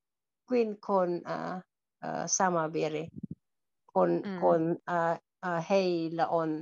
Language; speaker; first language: Finnish; non-native, learner; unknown